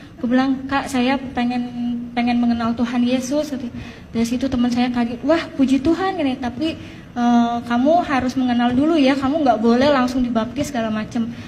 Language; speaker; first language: Indonesian; native; Indonesian